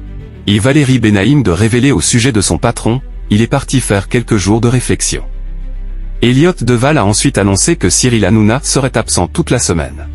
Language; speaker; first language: French; native; French